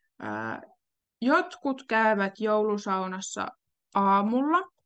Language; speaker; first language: Finnish; native; Finnish